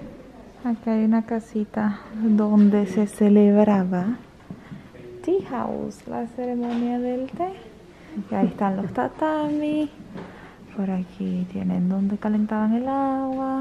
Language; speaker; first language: Spanish; native; Spanish